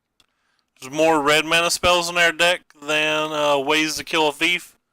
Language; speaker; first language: English; native; English